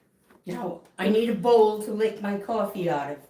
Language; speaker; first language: English; native; English